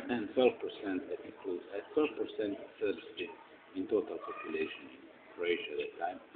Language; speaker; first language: English; non-native, fluent; Croatian